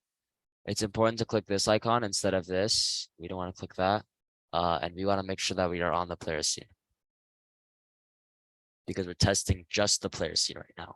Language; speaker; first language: English; native; English